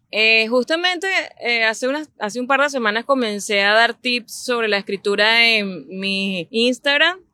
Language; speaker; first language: Spanish; native; Spanish